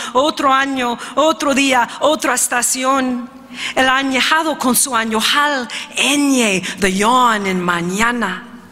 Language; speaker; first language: Spanish; early bilingual, heritage; Spanish